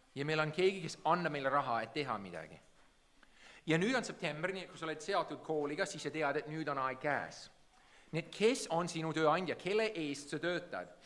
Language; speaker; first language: Estonian; early bilingual, heritage; Estonian